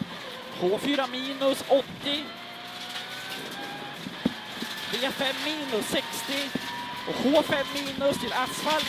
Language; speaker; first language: Swedish; native; Swedish